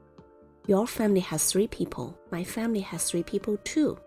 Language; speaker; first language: English; non-native, fluent; Chinese